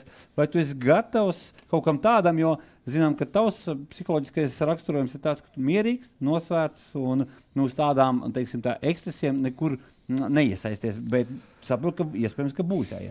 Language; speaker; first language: Latvian; native; Latvian